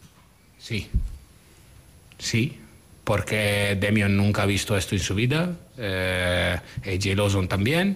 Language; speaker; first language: Spanish; non-native, fluent; Italian